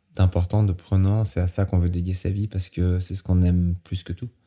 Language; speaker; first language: French; native; French